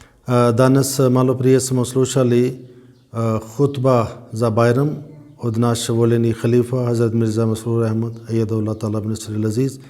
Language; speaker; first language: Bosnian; non-native, fluent; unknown